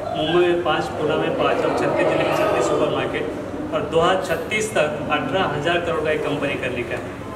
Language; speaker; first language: Hindi; non-native, local second language; Marathi